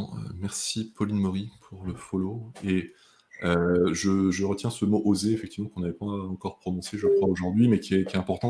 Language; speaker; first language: French; native; French